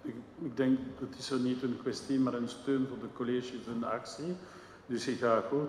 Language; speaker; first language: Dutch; non-native, local second language; French